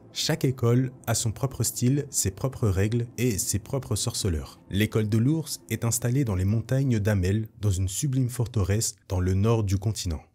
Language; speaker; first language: French; native; French